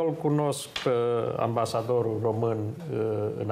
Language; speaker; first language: Romanian; early bilingual, heritage; Romanian